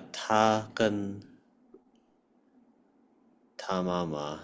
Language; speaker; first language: Chinese; non-native, learner; Indonesian